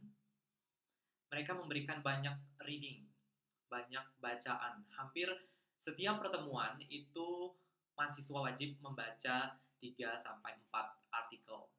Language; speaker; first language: Indonesian; non-native, local second language; Balinese